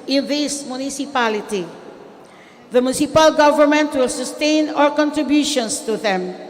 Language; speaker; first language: English; non-native, local second language; Filipino